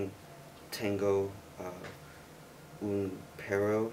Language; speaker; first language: Spanish; non-native, learner; English